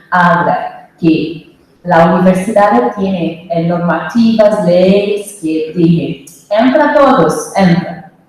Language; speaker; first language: Spanish; non-native, fluent; Portuguese